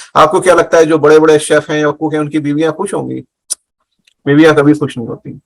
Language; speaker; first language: Hindi; native; Hindi